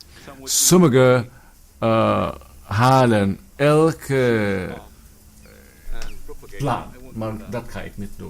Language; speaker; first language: Dutch; non-native, fluent; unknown